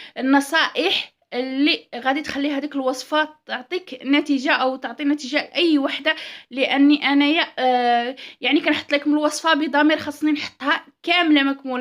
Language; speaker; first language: Arabic; native; Arabic